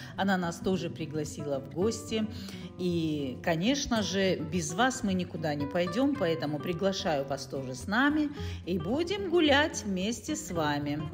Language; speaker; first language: Russian; native; Russian